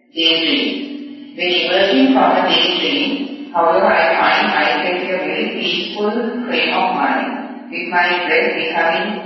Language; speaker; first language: English; non-native, local second language; Sinhala